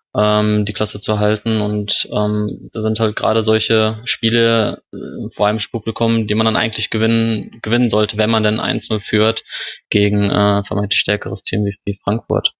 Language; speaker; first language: German; native; German